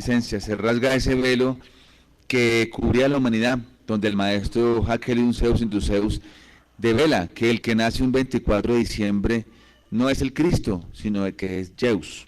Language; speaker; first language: Spanish; native; Spanish